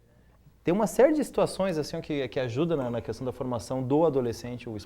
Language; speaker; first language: Portuguese; native; Portuguese